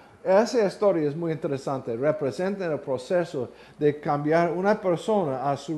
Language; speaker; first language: Spanish; non-native, learner; English